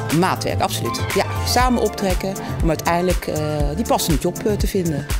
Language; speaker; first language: Dutch; native; Dutch